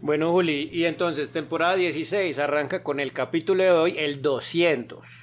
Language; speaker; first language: Spanish; native; Spanish